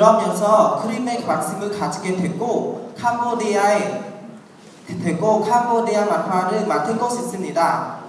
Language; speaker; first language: Korean; non-native, learner; Khmer